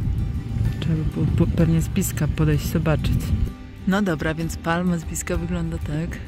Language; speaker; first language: Polish; native; Polish